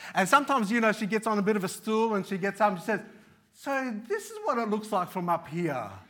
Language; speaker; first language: English; early bilingual, other home language; Arabic